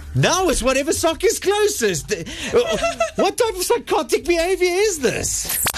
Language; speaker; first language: English; non-native, local second language; Afrikaans